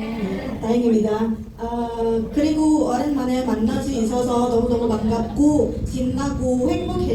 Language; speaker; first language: Korean; non-native, learner; Indonesian